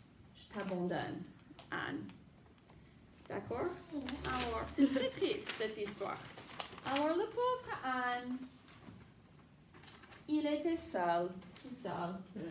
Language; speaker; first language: French; non-native, fluent; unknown